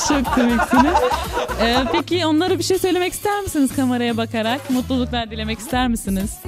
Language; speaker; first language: Turkish; native; Turkish